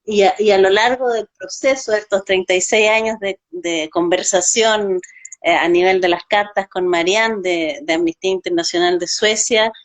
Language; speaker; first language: Spanish; native; Spanish